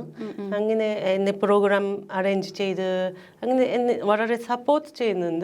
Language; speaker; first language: Malayalam; non-native, learner; Japanese